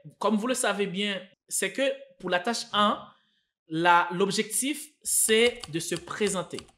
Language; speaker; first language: French; non-native, local second language; Haitian Creole